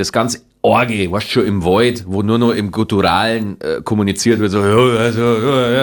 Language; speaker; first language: German; native; German